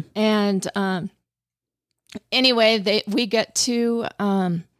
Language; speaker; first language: English; native; English